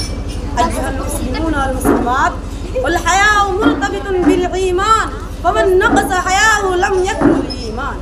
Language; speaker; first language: Arabic; non-native, learner; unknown